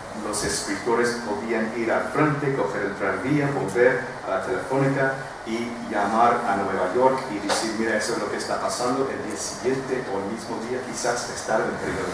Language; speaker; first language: Spanish; non-native, fluent; English